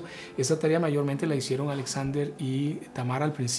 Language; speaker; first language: Spanish; native; Spanish